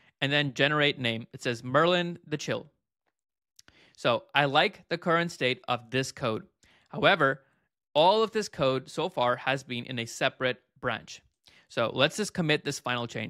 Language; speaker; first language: English; native; English